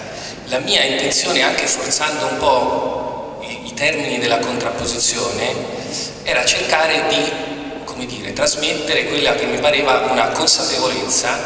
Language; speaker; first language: Italian; native; Italian